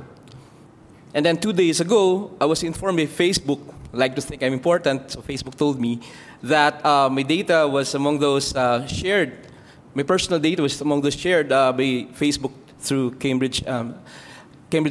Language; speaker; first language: English; non-native, local second language; Filipino